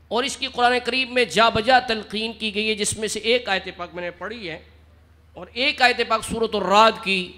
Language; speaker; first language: Urdu; non-native, local second language; Punjabi